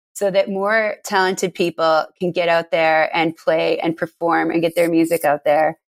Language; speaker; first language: English; native; English